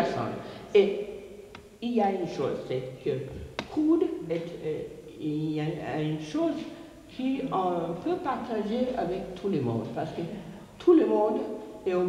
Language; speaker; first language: French; non-native, fluent; English